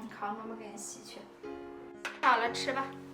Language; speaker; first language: Chinese; native; Chinese